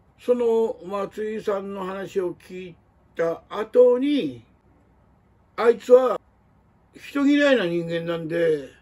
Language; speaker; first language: Japanese; native; Japanese